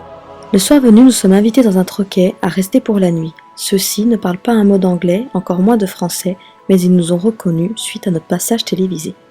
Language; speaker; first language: French; native; French